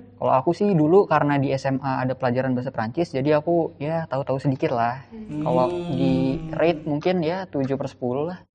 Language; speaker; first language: Indonesian; native; Indonesian